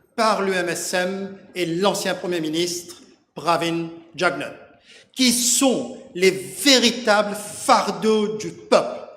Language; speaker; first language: French; non-native, local second language; Morisyen